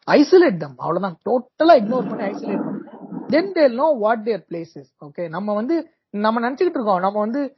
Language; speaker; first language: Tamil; native; Tamil